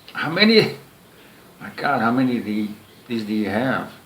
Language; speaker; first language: English; native; English